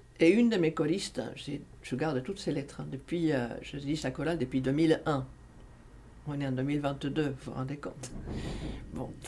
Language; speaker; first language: French; non-native, fluent; Spanish